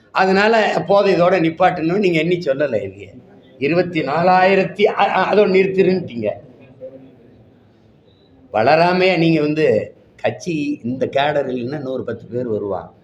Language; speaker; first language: Tamil; native; Tamil